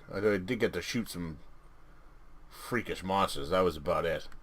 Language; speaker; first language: English; native; English